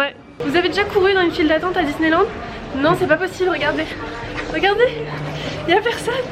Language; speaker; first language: French; native; French